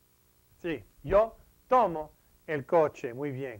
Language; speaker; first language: Spanish; non-native, fluent; English